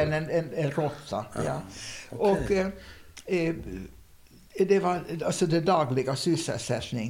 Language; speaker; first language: Swedish; non-native, fluent; Hungarian